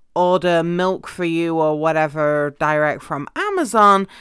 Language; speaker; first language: English; native; English